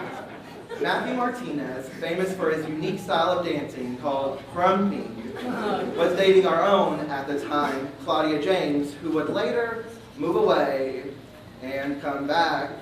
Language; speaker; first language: English; native; English